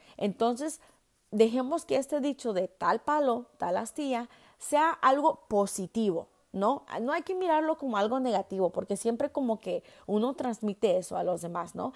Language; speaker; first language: Spanish; early bilingual, heritage; Spanish